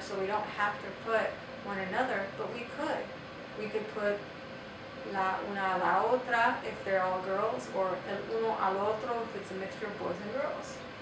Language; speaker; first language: English; native; English